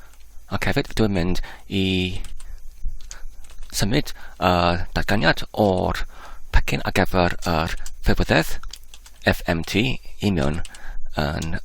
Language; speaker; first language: Welsh; non-native, learner; English